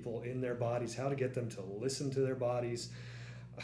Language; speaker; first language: English; native; English